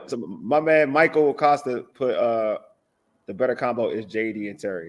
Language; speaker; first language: English; native; English